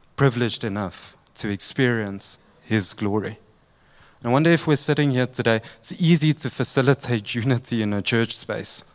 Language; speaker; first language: English; native; English